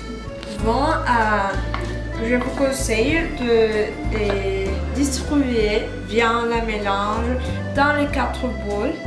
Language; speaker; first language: French; non-native, learner; Spanish